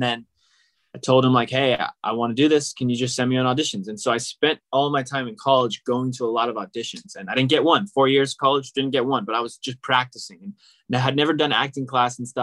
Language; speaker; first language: English; native; English